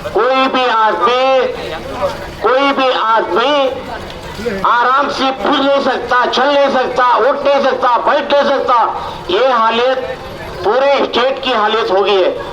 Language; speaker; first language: Hindi; non-native, local second language; Urdu